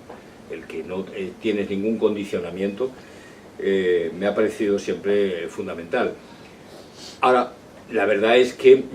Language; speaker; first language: Spanish; native; Spanish